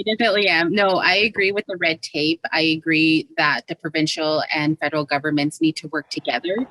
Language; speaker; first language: English; native; English